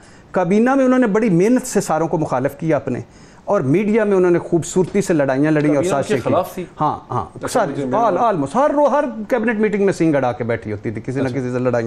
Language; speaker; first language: Urdu; native; Urdu